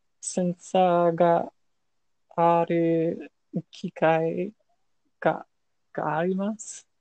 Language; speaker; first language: Japanese; non-native, learner; English